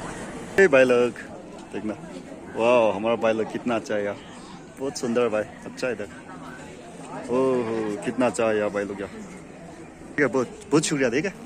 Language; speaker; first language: Hindi; non-native, local second language; Tangkhul Naga (India)